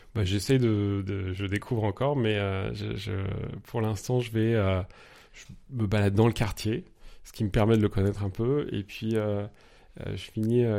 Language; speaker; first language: French; native; French